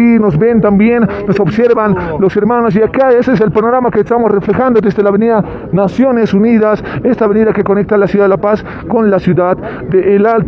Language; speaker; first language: Spanish; native; Spanish